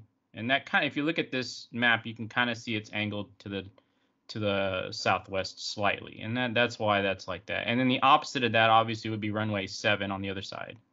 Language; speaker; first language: English; native; English